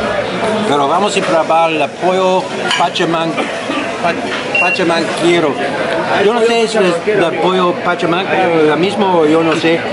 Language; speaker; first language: Spanish; non-native, learner; English